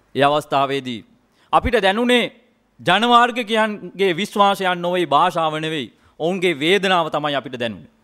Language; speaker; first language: Sinhala; non-native, local second language; Tamil